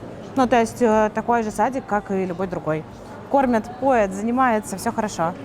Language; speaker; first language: Russian; native; Russian